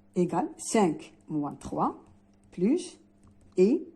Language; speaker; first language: French; non-native, local second language; Arabic